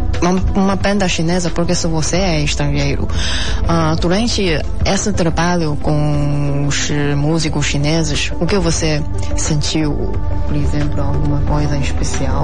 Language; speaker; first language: Portuguese; non-native, fluent; Chinese